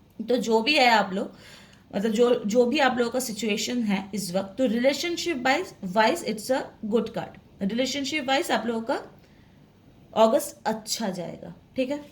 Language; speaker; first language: Hindi; non-native, local second language; Bangla